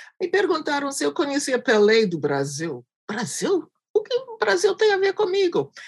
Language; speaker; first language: Portuguese; non-native, fluent; English